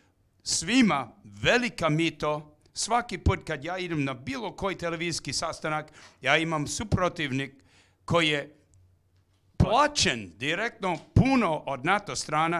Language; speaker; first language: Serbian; non-native, fluent; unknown